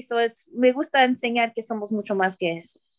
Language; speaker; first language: Spanish; early bilingual, heritage; Spanish